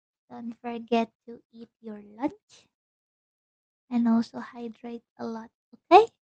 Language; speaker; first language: English; non-native, fluent; Indonesian